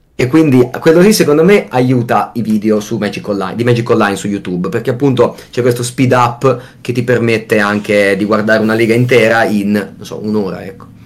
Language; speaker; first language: Italian; native; Italian